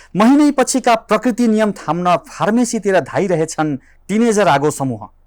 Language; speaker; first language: Nepali; native; Nepali